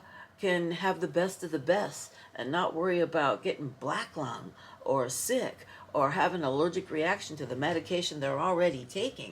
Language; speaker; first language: English; native; English